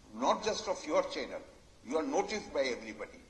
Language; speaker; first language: English; non-native, local second language; Hindi